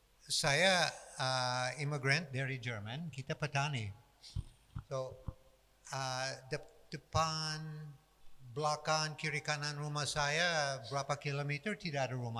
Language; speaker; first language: Indonesian; non-native, fluent; English